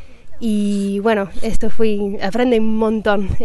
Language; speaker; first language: Spanish; non-native, fluent; English